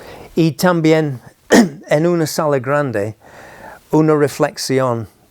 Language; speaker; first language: Spanish; non-native, fluent; English